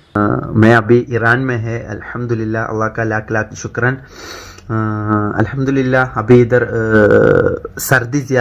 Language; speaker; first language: Hindi; non-native, local second language; Malayalam